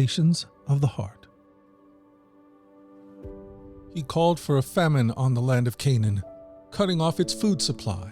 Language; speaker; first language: English; native; English